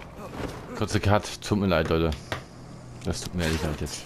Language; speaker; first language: German; native; German